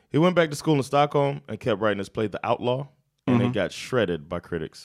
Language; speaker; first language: English; native; English